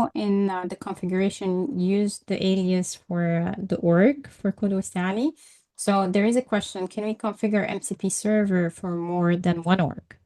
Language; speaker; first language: English; non-native, fluent; Arabic